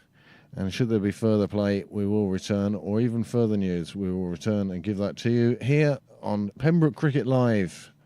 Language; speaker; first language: English; native; English